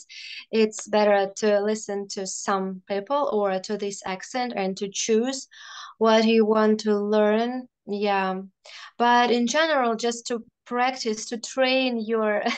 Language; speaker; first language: English; non-native, fluent; Russian